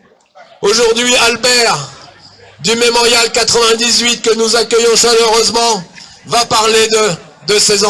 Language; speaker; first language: French; non-native, fluent; Ukrainian